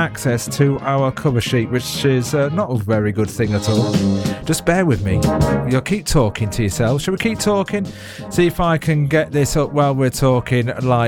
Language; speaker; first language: English; native; English